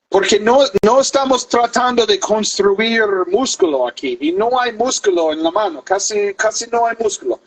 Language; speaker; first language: Spanish; non-native, fluent; English